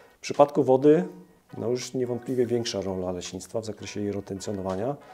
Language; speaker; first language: Polish; native; Polish